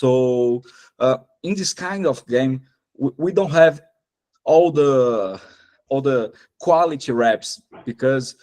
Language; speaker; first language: English; non-native, fluent; Portuguese